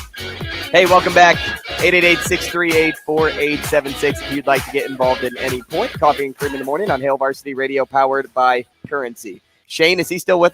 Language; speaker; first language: English; native; English